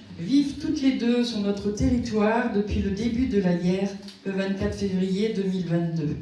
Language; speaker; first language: French; native; French